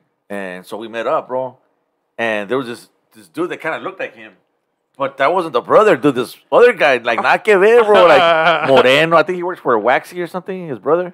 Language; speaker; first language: English; early bilingual, other home language; Spanish